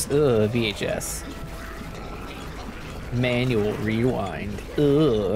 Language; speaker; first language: English; native; English